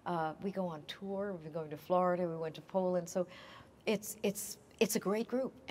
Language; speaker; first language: English; native; English